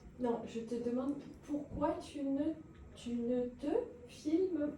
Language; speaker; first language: French; native; French